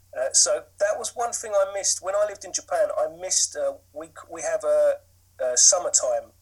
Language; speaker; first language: English; native; English